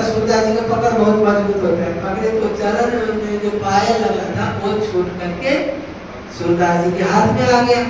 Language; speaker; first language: Hindi; native; Hindi